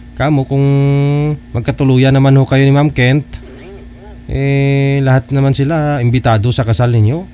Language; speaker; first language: Filipino; native; Filipino